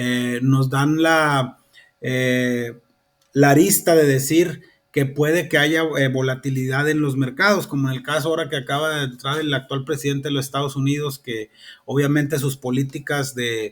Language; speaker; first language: Spanish; native; Spanish